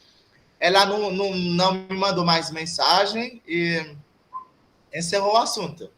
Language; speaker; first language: Portuguese; non-native, fluent; Haitian Creole